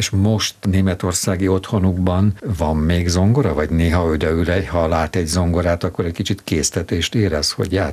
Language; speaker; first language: Hungarian; native; Hungarian